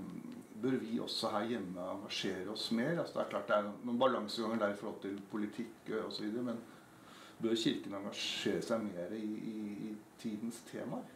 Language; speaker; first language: Norwegian; native; Norwegian